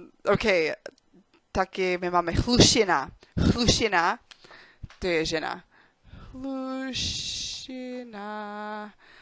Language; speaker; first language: Czech; non-native, learner; English